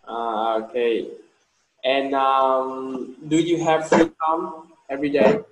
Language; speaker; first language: English; non-native, learner; Vietnamese